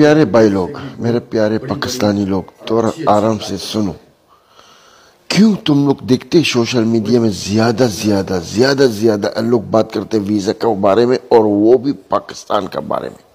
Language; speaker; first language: Hindi; non-native, learner; Arabic